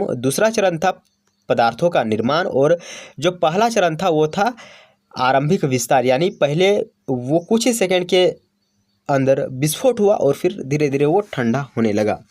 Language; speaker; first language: Hindi; native; Hindi